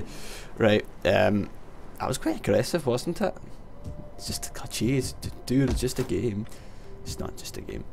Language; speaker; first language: English; native; English